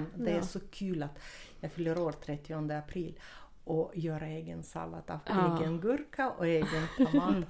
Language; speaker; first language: Swedish; non-native, fluent; Russian